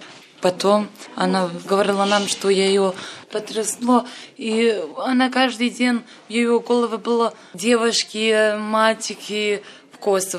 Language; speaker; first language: Russian; non-native, learner; Serbian